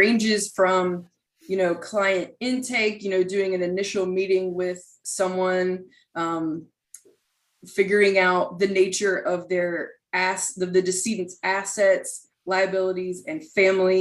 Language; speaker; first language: English; native; English